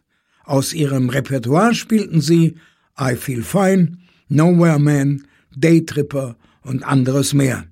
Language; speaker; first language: German; native; German